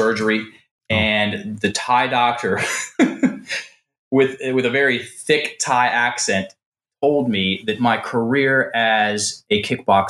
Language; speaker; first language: English; native; English